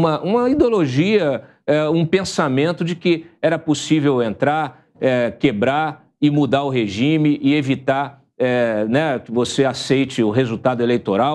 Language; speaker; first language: Portuguese; native; Portuguese